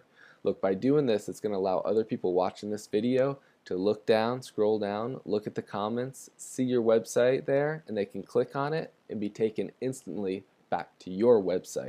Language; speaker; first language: English; native; English